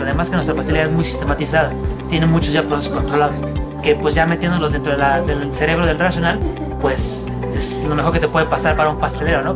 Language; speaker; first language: Spanish; native; Spanish